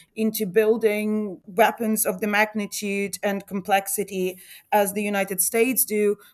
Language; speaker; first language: English; non-native, fluent; Ukrainian